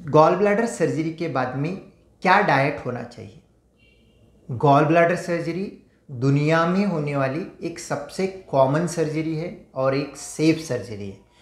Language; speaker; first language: Hindi; non-native, local second language; Marathi